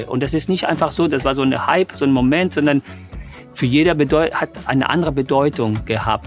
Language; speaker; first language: German; non-native, fluent; English